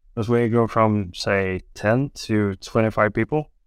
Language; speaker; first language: English; non-native, fluent; Swedish